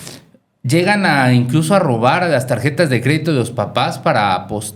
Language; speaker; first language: Spanish; native; Spanish